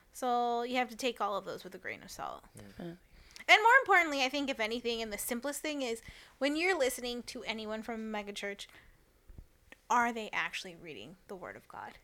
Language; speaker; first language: English; early bilingual, other home language; Spanish